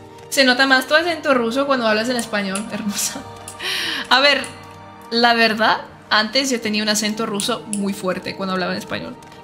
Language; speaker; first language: Spanish; non-native, fluent; Russian